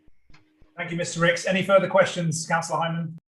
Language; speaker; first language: English; native; English